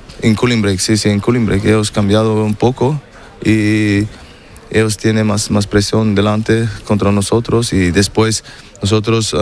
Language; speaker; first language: Spanish; non-native, learner; German